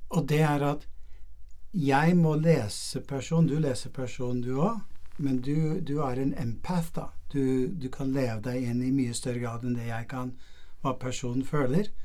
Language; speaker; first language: Norwegian; non-native, fluent; English